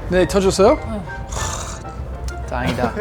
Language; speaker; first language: Korean; non-native, learner; English